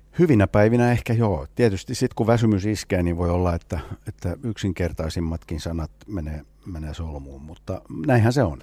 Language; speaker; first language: Finnish; non-native, local second language; Swedish